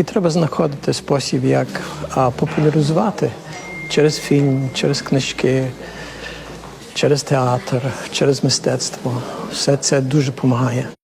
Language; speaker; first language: Ukrainian; early bilingual, heritage; Ukrainian